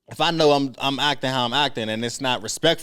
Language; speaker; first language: English; native; English